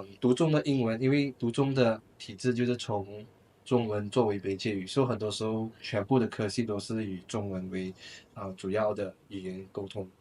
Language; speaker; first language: Chinese; native; Chinese